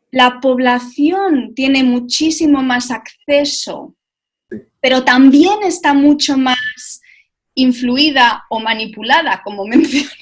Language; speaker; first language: Spanish; native; Spanish